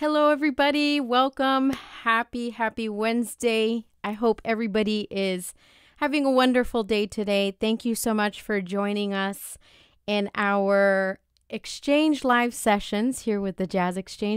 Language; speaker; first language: English; early bilingual, other home language; Spanish